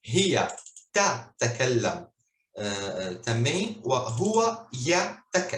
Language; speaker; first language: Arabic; non-native, fluent; Portuguese